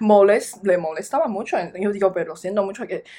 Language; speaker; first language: Spanish; non-native, learner; Chinese